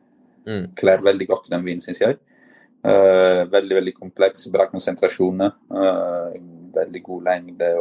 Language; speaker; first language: Norwegian; non-native, fluent; Italian